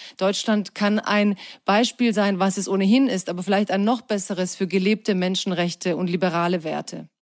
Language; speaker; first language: German; early bilingual, other home language; Croatian